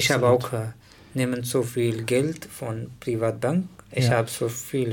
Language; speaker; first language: German; non-native, learner; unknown